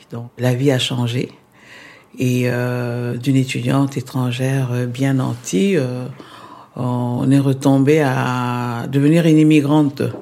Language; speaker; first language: French; non-native, local second language; Lingala